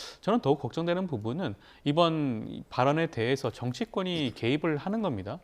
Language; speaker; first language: Korean; native; Korean